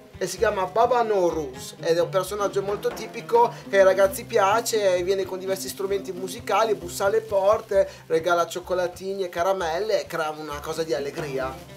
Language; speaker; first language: Italian; non-native, fluent; Persian